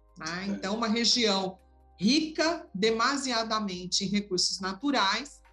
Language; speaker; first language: Portuguese; native; Portuguese